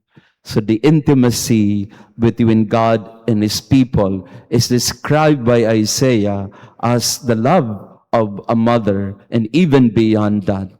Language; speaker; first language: English; non-native, local second language; Filipino